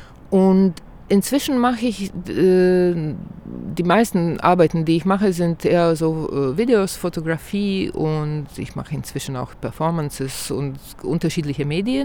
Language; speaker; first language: German; non-native, fluent; Croatian